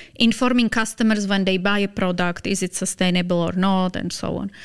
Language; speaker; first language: English; non-native, fluent; Slovak